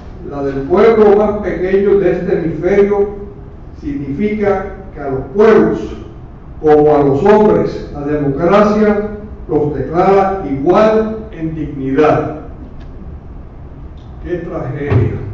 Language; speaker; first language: Spanish; native; Spanish